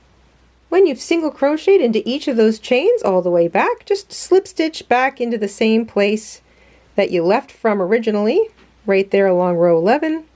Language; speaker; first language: English; native; English